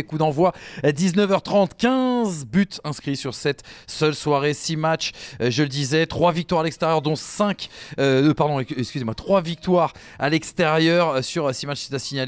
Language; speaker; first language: French; native; French